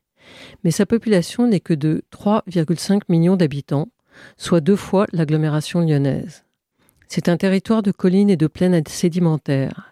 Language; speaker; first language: French; native; French